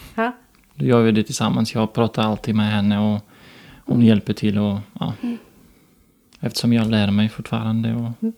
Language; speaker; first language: Swedish; non-native, fluent; Ukrainian